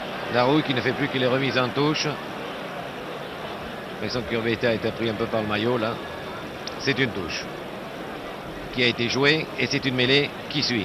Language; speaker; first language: French; native; French